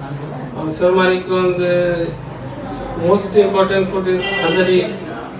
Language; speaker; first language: English; non-native, learner; Bangla